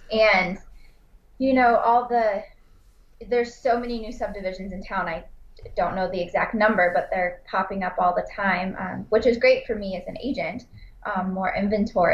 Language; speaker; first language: English; native; English